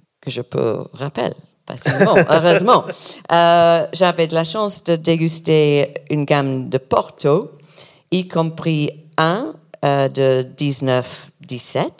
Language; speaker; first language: French; non-native, learner; English